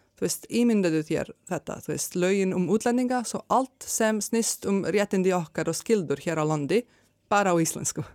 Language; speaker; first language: Icelandic; non-native, fluent; Serbian